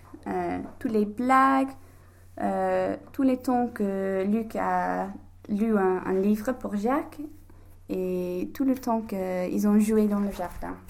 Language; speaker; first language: French; non-native, learner; English